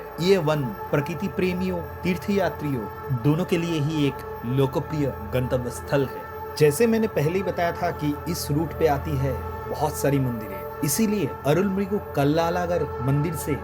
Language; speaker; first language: Hindi; non-native, local second language; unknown